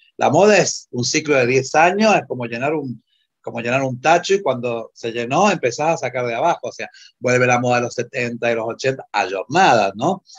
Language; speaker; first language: Spanish; non-native, fluent; Italian